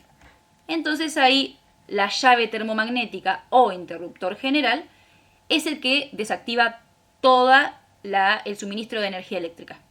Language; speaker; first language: Spanish; native; Spanish